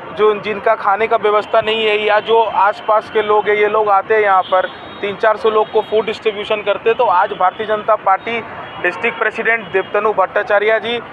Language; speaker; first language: Hindi; native; Hindi